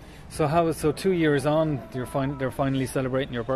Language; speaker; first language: English; native; English